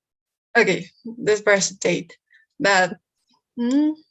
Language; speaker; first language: English; non-native, learner; Spanish